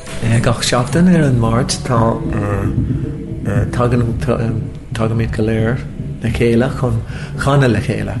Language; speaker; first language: Irish; non-native, local second language; English